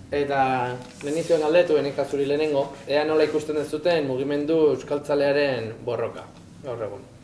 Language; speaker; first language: Basque; native; Basque